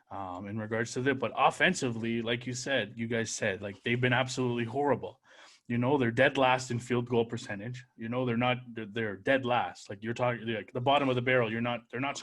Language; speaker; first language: English; native; English